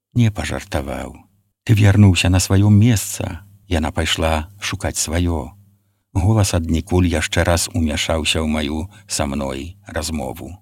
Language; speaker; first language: Belarusian; native; Belarusian